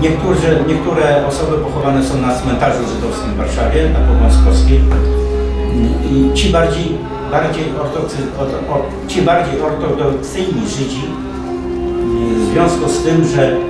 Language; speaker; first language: Polish; native; Polish